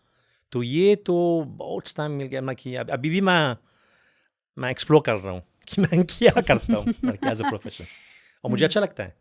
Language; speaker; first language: Hindi; non-native, fluent; French